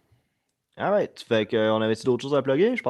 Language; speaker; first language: French; native; French